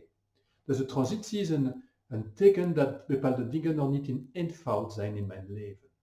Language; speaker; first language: Dutch; non-native, fluent; French